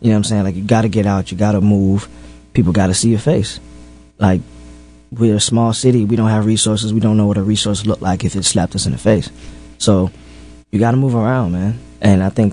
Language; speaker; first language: English; native; English